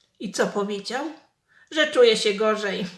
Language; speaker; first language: Polish; native; Polish